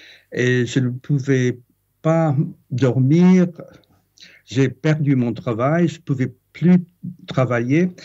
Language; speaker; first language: French; non-native, fluent; English